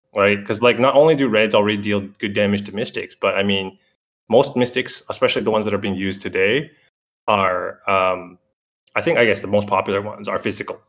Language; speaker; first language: English; native; English